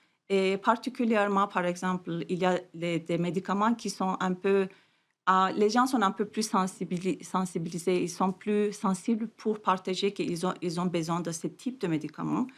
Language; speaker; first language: French; non-native, fluent; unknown